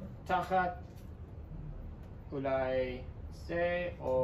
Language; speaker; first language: Hebrew; non-native, learner; English